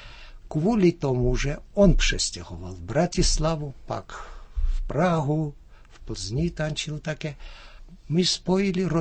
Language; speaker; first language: Czech; early bilingual, heritage; Czech